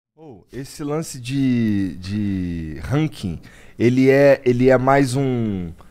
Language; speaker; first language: Portuguese; early bilingual, other home language; Spanish